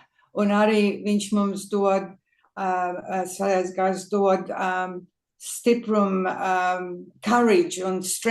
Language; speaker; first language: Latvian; non-native, fluent; English